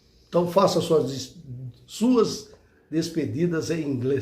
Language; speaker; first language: Portuguese; native; Portuguese